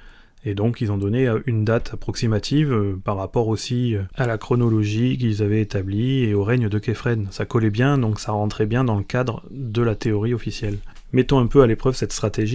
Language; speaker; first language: French; native; French